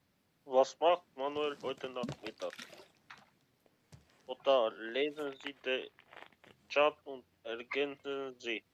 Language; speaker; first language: German; non-native, learner; Macedonian